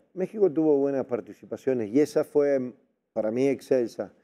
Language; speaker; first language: Spanish; native; Spanish